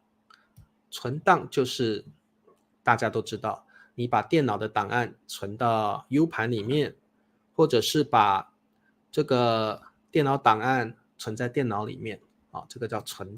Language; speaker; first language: Chinese; native; Chinese